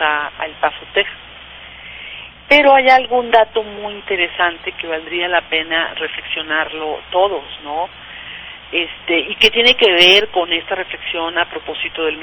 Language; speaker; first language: Spanish; native; Spanish